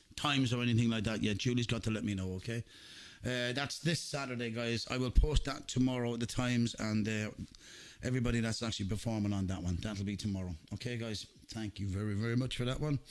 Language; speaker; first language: English; native; English